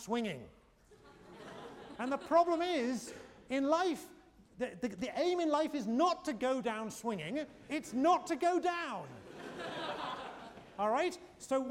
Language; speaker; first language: English; native; English